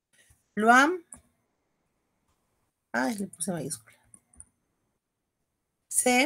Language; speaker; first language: Spanish; native; Spanish